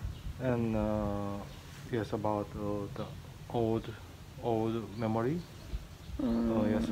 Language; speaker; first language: English; non-native, learner; Indonesian